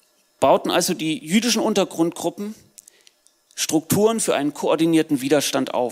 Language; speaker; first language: German; native; German